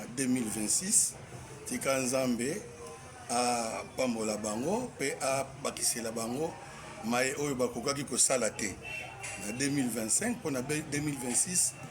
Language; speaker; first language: Lingala; non-native, local second language; Kongo